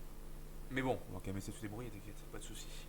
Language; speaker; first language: French; native; French